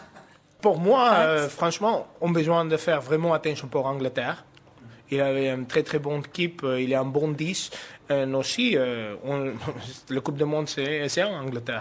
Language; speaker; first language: French; non-native, fluent; Afrikaans